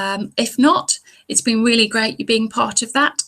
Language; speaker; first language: English; native; English